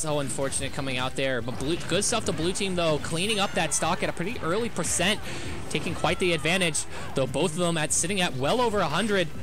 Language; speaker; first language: English; native; English